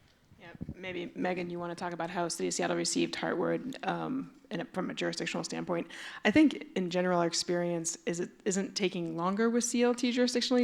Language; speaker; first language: English; native; English